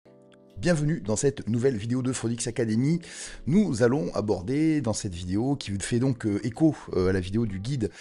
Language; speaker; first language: French; native; French